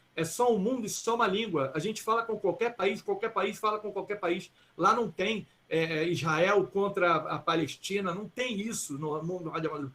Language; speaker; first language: Portuguese; early bilingual, other home language; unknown